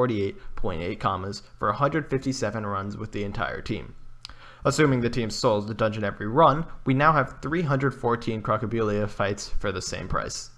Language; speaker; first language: English; native; English